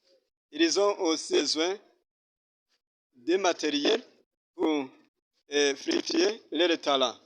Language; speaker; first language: French; non-native, local second language; Rundi